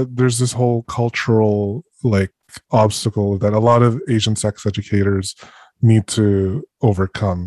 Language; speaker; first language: English; non-native, local second language; Filipino